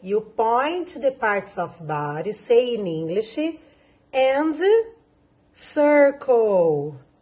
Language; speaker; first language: English; non-native, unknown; Portuguese